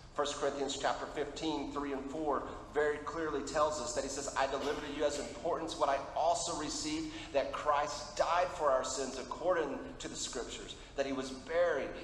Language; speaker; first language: English; early bilingual, other home language; Spanish